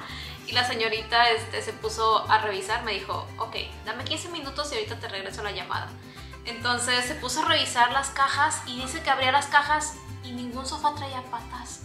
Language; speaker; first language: Spanish; native; Spanish